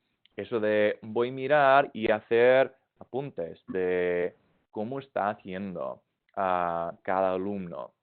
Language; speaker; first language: Spanish; non-native, fluent; English